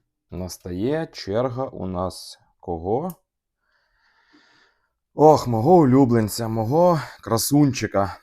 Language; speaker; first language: Ukrainian; non-native, local second language; Russian